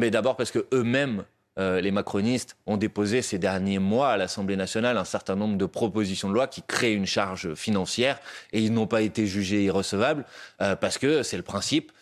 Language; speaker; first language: French; native; French